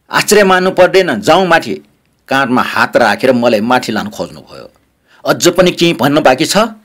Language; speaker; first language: Nepali; native; Nepali